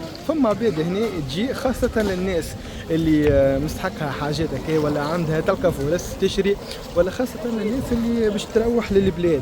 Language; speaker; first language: Arabic; native; Arabic